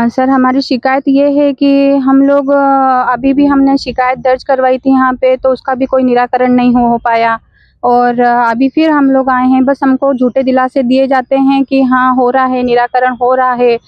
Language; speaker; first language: Hindi; native; Hindi